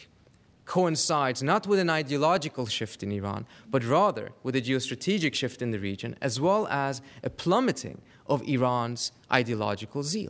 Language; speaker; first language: English; non-native, fluent; Persian